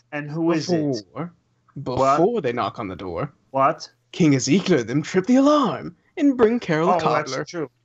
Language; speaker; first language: English; native; English